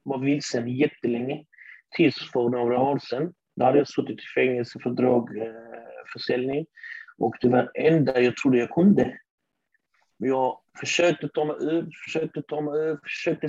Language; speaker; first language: Swedish; early bilingual, other home language; Arabic